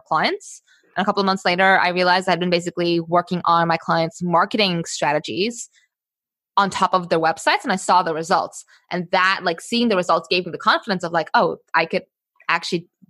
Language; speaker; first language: English; native; English